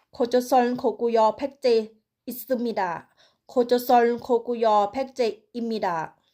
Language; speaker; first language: Korean; non-native, learner; Thai